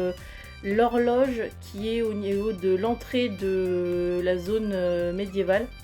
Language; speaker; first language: French; native; French